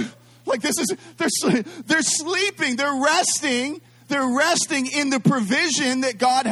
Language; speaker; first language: English; native; English